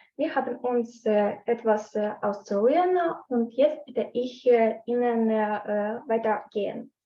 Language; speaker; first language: German; non-native, learner; Ukrainian